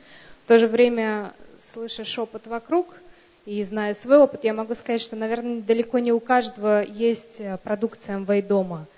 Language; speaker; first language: Russian; native; Russian